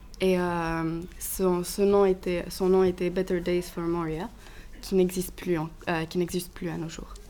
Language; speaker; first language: French; non-native, fluent; Greek